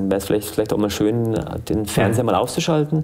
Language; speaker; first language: German; early bilingual, other home language; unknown